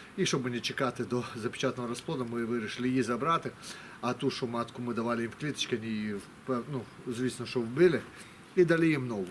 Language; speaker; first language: Ukrainian; non-native, local second language; Russian